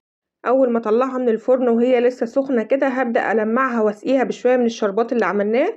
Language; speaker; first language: Arabic; native; Arabic